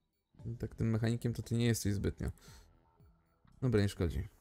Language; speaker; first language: Polish; native; Polish